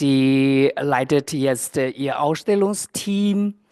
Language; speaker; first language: German; non-native, fluent; Chinese